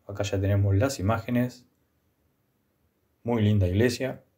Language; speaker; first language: Spanish; native; Spanish